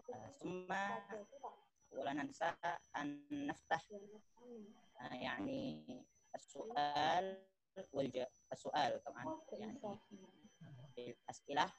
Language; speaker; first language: Arabic; non-native, learner; Indonesian